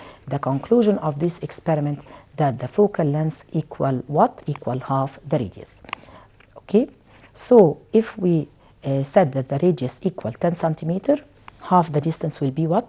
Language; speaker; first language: English; non-native, fluent; Arabic